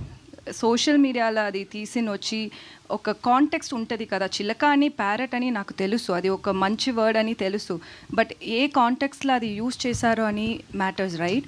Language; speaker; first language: Telugu; non-native, fluent; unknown